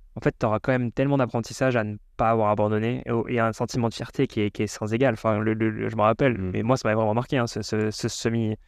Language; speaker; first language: French; native; French